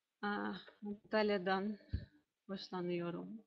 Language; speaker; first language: Turkish; non-native, learner; Russian